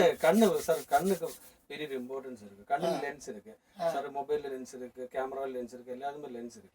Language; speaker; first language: Tamil; non-native, learner; Malayalam